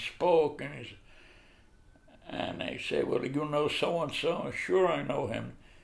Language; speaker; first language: English; early bilingual, other home language; Yiddish